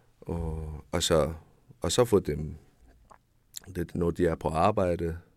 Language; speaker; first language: Danish; non-native, learner; Persian